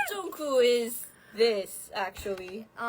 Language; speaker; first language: English; non-native, fluent; Italian